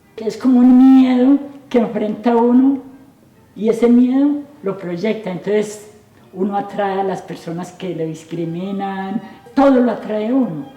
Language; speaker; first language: Spanish; native; Spanish